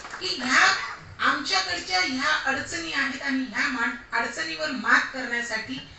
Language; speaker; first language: Marathi; non-native, local second language; Lambadi